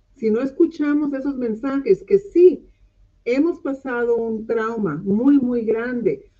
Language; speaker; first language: Spanish; non-native, local second language; English